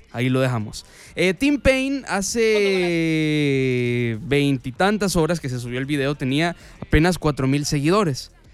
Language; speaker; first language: Spanish; native; Spanish